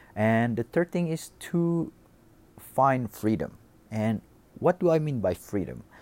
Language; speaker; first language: English; non-native, fluent; Indonesian